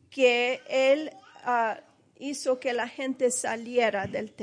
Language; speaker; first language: Spanish; early bilingual, heritage; Spanish